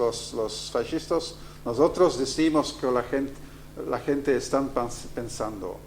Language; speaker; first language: Spanish; non-native, fluent; Dutch